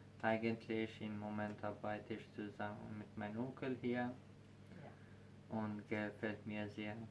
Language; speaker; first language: German; non-native, learner; Albanian